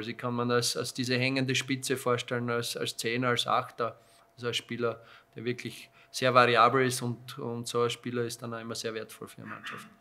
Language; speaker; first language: German; native; German